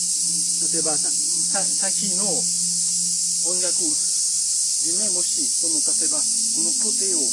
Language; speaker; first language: Japanese; non-native, fluent; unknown